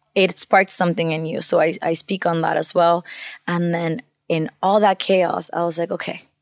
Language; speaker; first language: English; non-native, fluent; Spanish